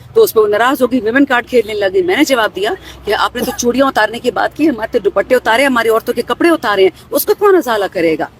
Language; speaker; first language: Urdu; non-native, local second language; Pashto